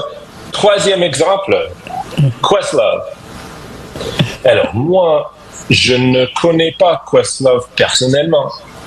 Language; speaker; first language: French; non-native, fluent; English